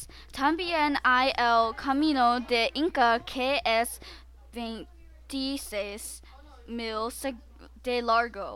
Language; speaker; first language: Spanish; non-native, learner; English